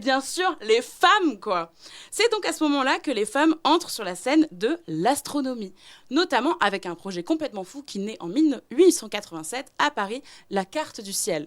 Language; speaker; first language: French; native; French